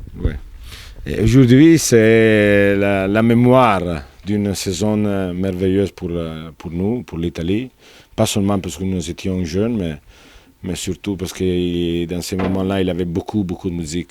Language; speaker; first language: French; non-native, fluent; Italian